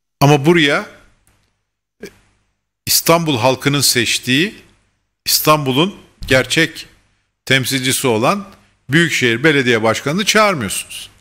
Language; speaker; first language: Turkish; native; Turkish